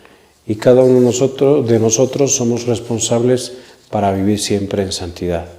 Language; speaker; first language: Spanish; native; Spanish